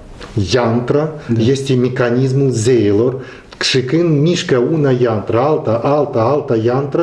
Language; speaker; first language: Romanian; non-native, local second language; Russian